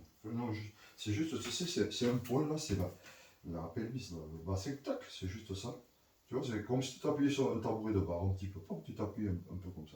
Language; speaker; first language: French; native; French